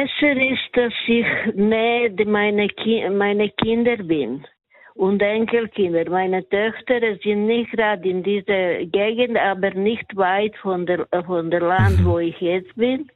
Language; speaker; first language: German; non-native, fluent; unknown